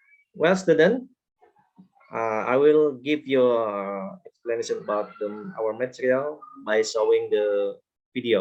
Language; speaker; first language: English; non-native, local second language; Indonesian